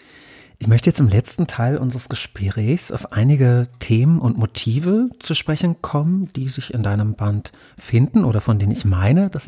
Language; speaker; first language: German; native; German